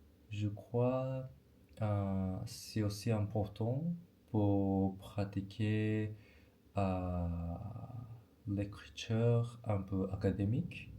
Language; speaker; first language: French; non-native, learner; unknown